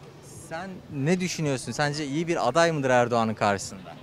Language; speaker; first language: Turkish; native; Turkish